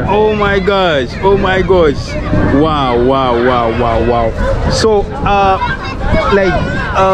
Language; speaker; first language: English; non-native, fluent; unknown